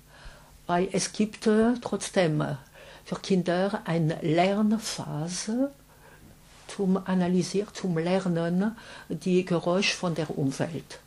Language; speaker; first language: German; non-native, fluent; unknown